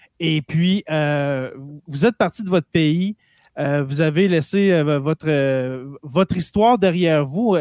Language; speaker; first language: French; native; French